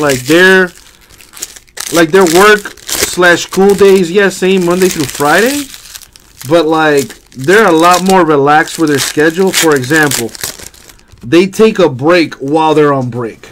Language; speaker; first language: English; native; English